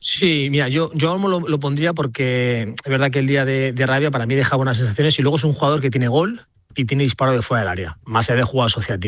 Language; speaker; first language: Spanish; native; Spanish